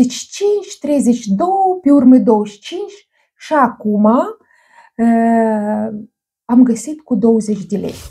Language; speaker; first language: Romanian; non-native, learner; Russian